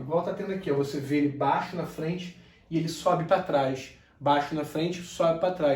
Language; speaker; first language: Portuguese; native; Portuguese